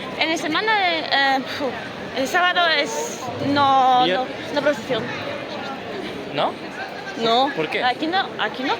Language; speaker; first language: Spanish; non-native, learner; Polish